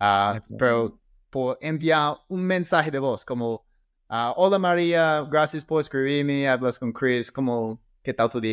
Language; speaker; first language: Spanish; non-native, fluent; English